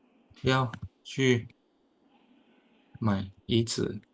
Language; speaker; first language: Chinese; non-native, fluent; Indonesian